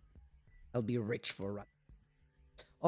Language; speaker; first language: English; non-native, learner; French